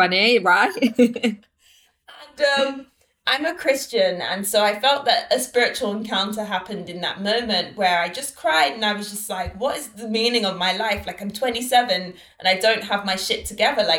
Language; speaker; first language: English; native; English